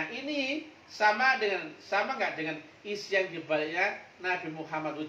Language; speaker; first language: Indonesian; native; Indonesian